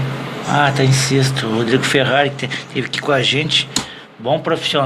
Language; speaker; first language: Portuguese; native; Portuguese